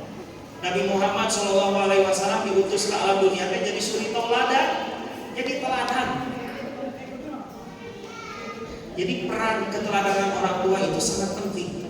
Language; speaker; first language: Indonesian; non-native, local second language; Sundanese